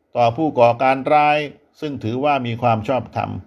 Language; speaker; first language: Thai; native; Thai